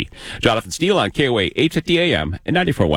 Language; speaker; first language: English; native; English